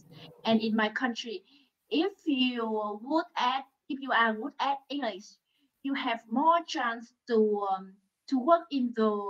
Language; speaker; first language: English; non-native, learner; Vietnamese